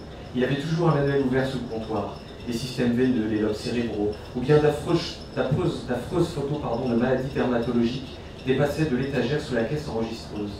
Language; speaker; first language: French; native; French